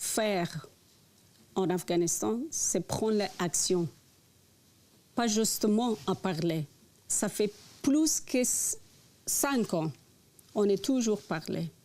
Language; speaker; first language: French; non-native, learner; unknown